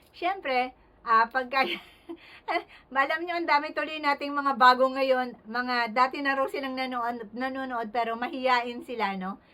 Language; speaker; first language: Filipino; native; Filipino